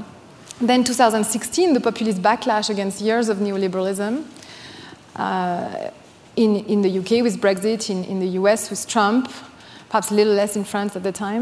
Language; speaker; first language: English; non-native, fluent; French